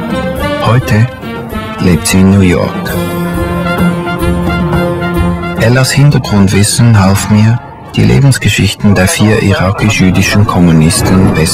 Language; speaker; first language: German; early bilingual, other home language; Arabic